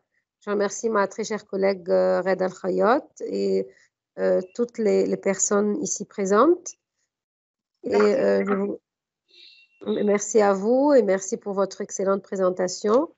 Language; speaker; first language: French; non-native, fluent; Arabic